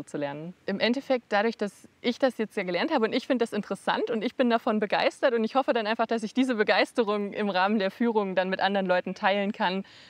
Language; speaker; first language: German; native; German